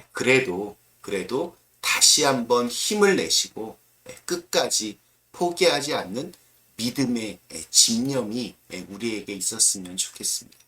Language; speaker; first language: Korean; native; Korean